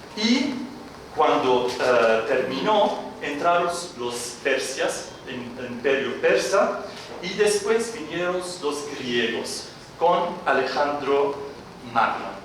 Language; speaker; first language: Spanish; non-native, fluent; Arabic